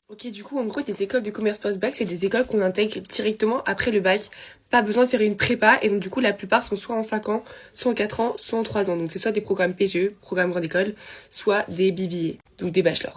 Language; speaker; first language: French; native; French